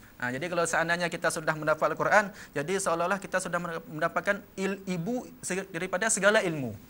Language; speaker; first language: Malay; non-native, local second language; Achinese